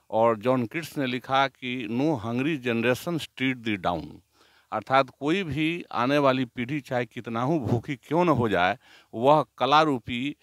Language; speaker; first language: Hindi; native; Hindi